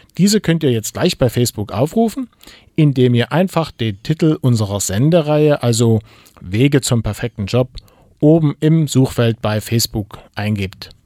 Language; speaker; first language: German; native; German